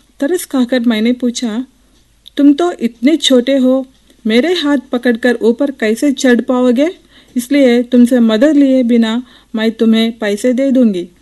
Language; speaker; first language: Hindi; non-native, local second language; Telugu